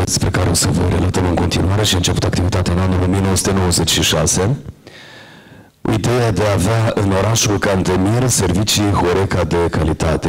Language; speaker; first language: Romanian; native; Romanian